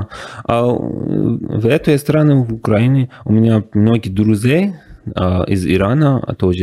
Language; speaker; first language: Russian; non-native, learner; Persian